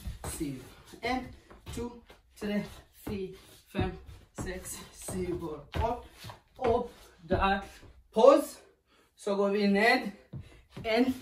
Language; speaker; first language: Norwegian; non-native, fluent; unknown